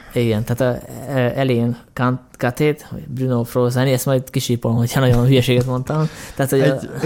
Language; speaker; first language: Hungarian; native; Hungarian